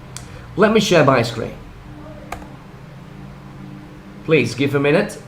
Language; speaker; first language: English; non-native, fluent; Spanish